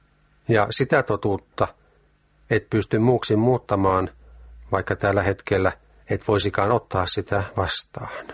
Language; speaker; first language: Finnish; native; Finnish